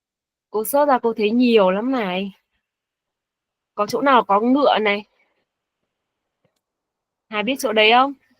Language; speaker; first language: Vietnamese; native; Vietnamese